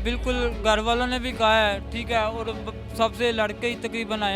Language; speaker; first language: Urdu; non-native, local second language; Punjabi